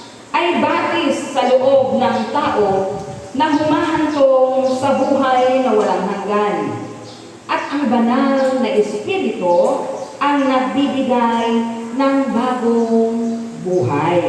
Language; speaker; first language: Filipino; native; Filipino